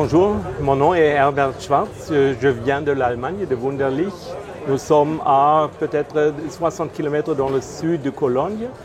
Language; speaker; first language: French; non-native, fluent; German